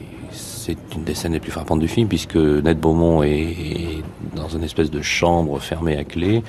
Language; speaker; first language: French; native; French